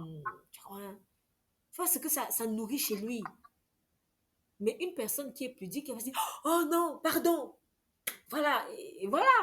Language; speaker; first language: French; native; French